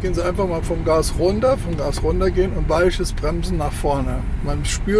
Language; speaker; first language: German; native; German